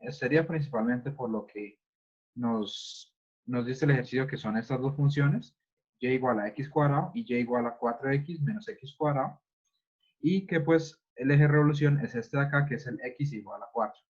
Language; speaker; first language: Spanish; native; Spanish